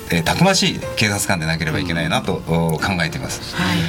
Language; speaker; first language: Japanese; native; Japanese